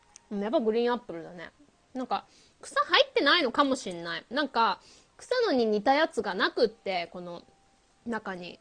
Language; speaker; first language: Japanese; native; Japanese